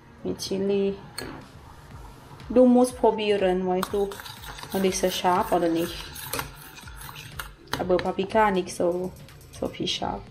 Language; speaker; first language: German; non-native, learner; Thai